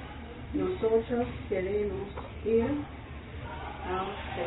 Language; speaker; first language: Spanish; non-native, learner; English